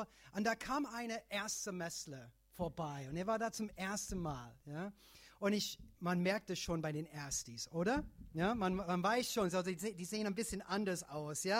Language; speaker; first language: German; non-native, fluent; English